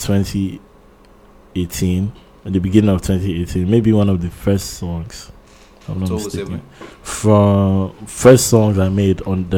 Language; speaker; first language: English; non-native, local second language; Yoruba